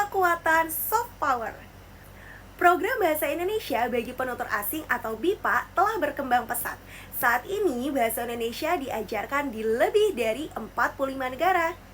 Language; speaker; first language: Indonesian; native; Indonesian